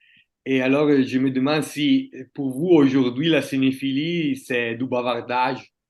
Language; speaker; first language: French; non-native, fluent; Italian